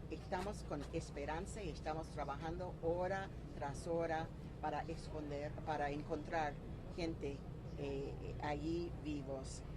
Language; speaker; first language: Spanish; non-native, fluent; English